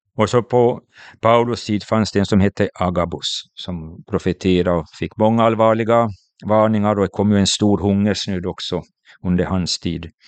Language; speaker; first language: Swedish; native; Swedish